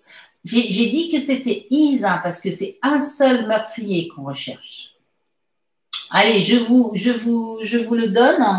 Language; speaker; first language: French; native; French